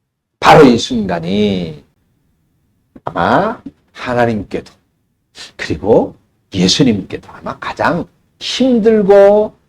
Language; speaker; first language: Korean; native; Korean